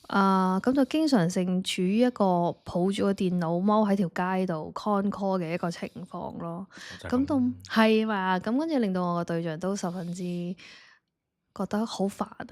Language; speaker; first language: Cantonese; native; Cantonese